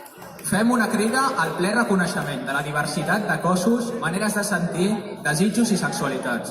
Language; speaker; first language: Catalan; native; Catalan